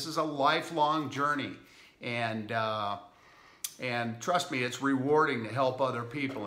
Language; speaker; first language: English; native; English